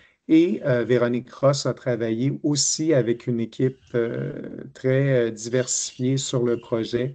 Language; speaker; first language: French; native; French